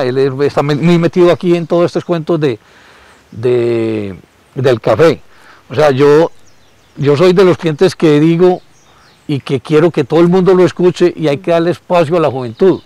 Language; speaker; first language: Spanish; native; Spanish